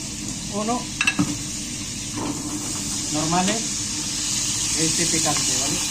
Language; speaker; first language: Spanish; non-native, learner; Filipino